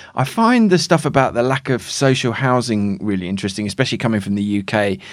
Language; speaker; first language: English; native; English